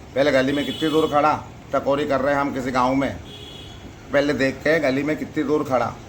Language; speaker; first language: Hindi; native; Hindi